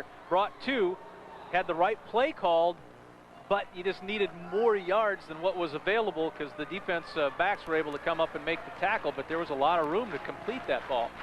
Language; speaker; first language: English; native; English